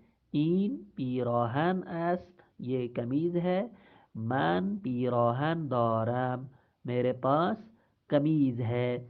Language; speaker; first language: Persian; non-native, fluent; Urdu